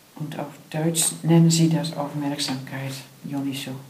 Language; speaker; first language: German; non-native, learner; Dutch